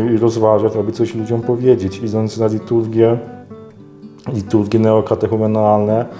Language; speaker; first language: Polish; native; Polish